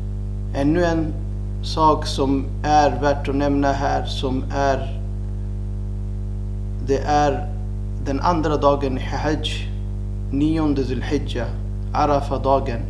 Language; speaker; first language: Swedish; non-native, fluent; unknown